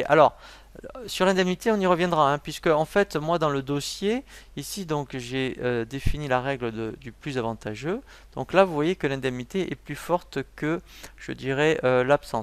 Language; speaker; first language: French; native; French